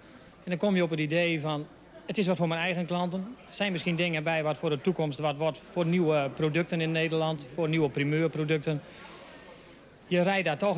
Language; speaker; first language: Dutch; native; Dutch